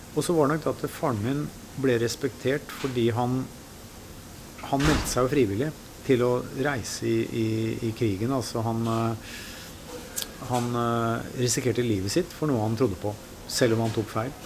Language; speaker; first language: Norwegian; native; Norwegian